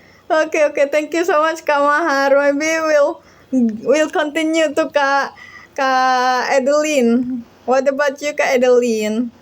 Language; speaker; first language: English; non-native, learner; Indonesian